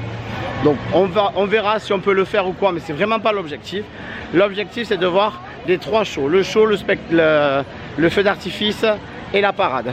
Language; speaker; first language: French; native; French